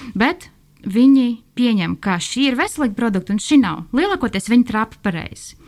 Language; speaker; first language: Latvian; non-native, local second language; Russian